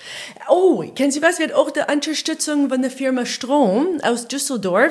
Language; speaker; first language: German; non-native, learner; English